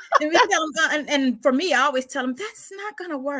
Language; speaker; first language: English; native; English